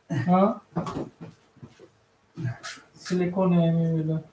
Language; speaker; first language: Russian; non-native, fluent; Tajik